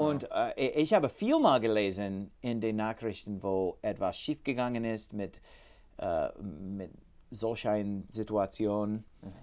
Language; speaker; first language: German; non-native, learner; English